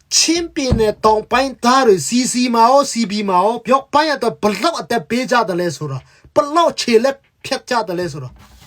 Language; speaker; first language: Burmese; non-native, local second language; Hakha Chin